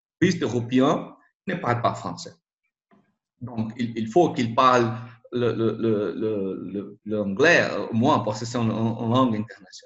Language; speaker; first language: French; non-native, learner; Portuguese